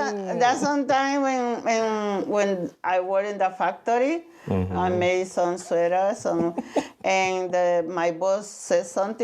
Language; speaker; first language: English; non-native, learner; Spanish